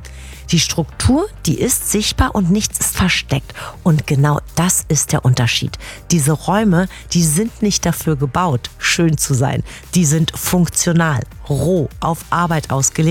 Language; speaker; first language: German; native; German